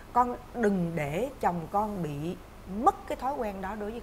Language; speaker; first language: Vietnamese; native; Vietnamese